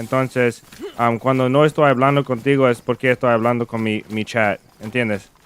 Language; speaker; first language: Spanish; non-native, learner; English